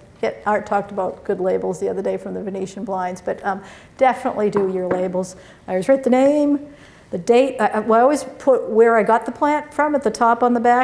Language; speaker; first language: English; native; English